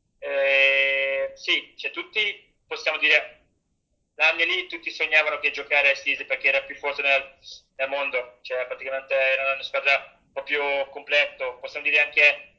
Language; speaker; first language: Italian; non-native, learner; Hungarian